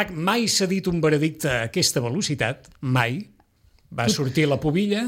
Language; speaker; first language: Catalan; native; Catalan